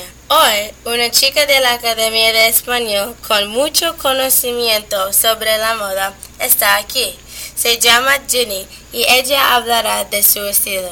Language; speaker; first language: Spanish; non-native, learner; English